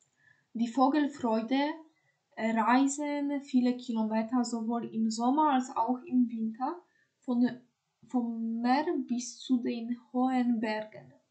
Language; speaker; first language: German; non-native, fluent; Polish